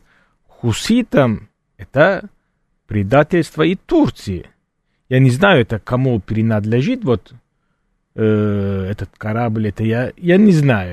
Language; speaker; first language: Russian; non-native, fluent; Turkish